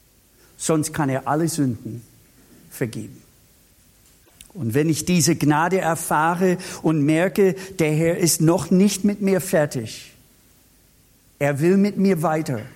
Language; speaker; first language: German; non-native, fluent; English